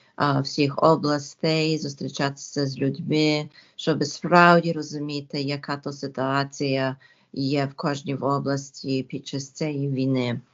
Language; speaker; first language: Ukrainian; early bilingual, heritage; Ukrainian